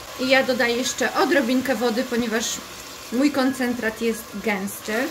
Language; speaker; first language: Polish; native; Polish